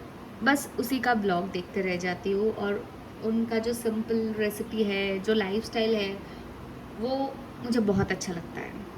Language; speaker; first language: Hindi; non-native, local second language; Bangla